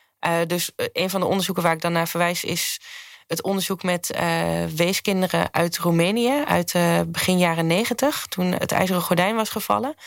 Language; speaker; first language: Dutch; native; Dutch